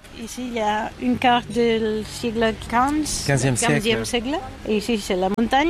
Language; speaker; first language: French; non-native, learner; Catalan